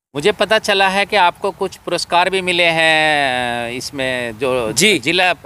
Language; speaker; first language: Hindi; native; Hindi